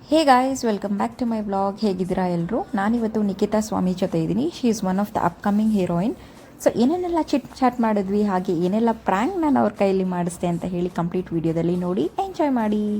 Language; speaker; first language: Kannada; native; Kannada